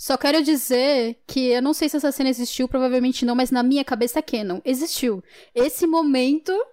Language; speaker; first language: Portuguese; native; Portuguese